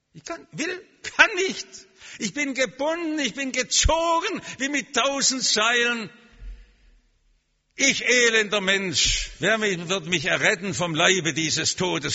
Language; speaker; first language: German; native; German